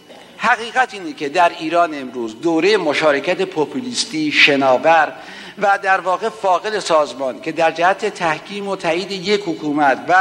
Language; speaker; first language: Persian; native; Persian